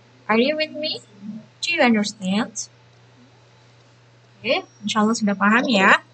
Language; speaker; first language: English; non-native, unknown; Indonesian